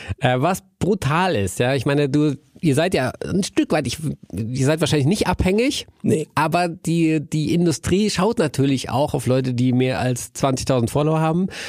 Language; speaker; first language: German; native; German